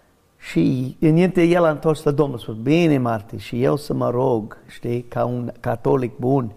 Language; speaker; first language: Romanian; non-native, learner; English